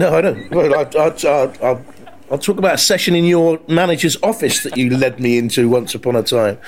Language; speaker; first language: English; native; English